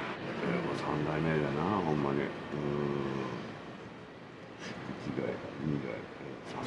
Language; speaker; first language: Japanese; native; Japanese